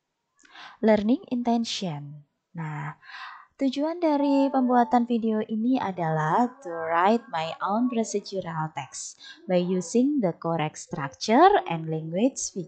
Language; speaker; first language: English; non-native, fluent; Indonesian